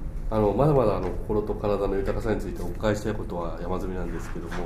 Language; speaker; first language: Japanese; native; Japanese